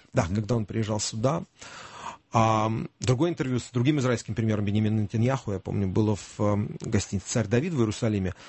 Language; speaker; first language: Russian; native; Russian